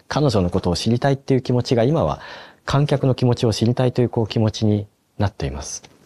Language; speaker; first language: Japanese; native; Japanese